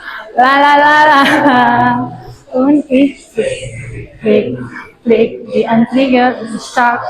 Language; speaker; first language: German; non-native, learner; Indonesian